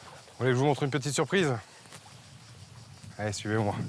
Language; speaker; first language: French; native; French